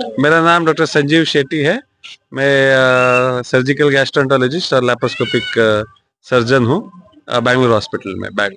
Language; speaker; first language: Hindi; non-native, local second language; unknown